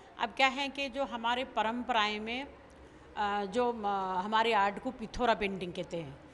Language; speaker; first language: Hindi; non-native, local second language; Bhili